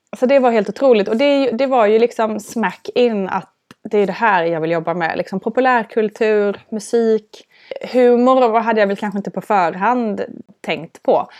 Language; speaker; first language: Swedish; native; Swedish